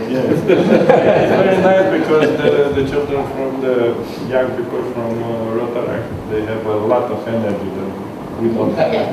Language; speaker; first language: English; non-native, learner; Romanian